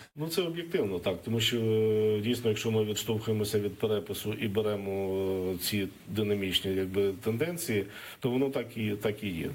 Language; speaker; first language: Ukrainian; native; Ukrainian